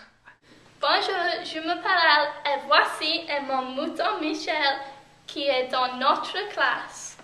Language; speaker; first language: French; non-native, learner; English